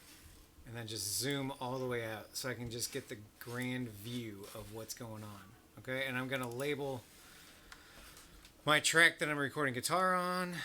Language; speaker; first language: English; native; English